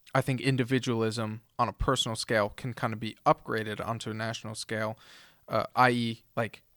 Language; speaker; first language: English; native; English